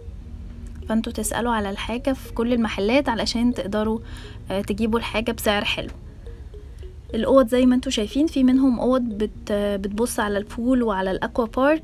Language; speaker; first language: Arabic; native; Arabic